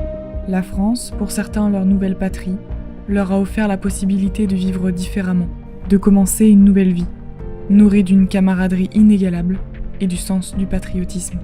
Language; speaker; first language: French; native; French